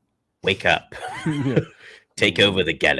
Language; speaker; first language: English; native; English